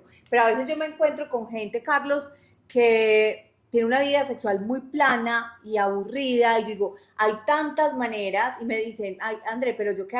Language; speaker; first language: Spanish; native; Spanish